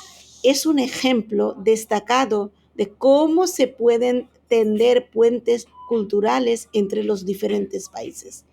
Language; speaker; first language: Spanish; non-native, fluent; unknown